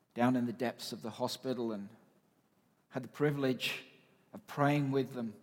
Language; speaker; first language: English; native; English